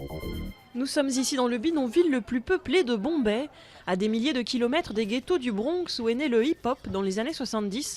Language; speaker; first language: French; native; French